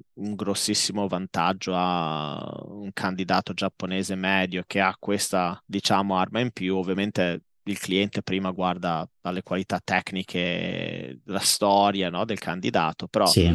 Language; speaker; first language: Italian; native; Italian